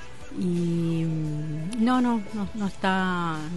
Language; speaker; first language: Portuguese; non-native, fluent; Spanish